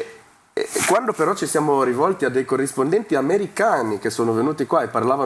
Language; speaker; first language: Italian; non-native, fluent; Ukrainian